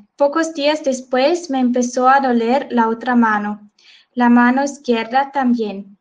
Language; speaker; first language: Spanish; non-native, fluent; Swiss German